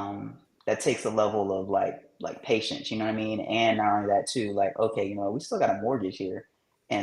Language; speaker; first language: English; native; English